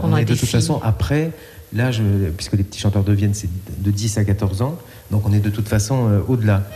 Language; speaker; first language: French; native; French